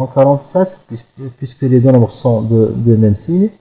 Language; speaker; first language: French; non-native, local second language; Arabic